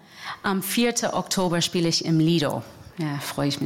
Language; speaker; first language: German; non-native, fluent; English